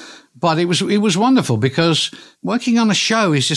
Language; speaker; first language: English; native; English